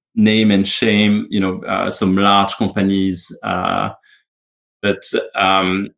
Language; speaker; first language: English; non-native, fluent; French